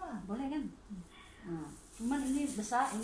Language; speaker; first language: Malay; non-native, learner; Indonesian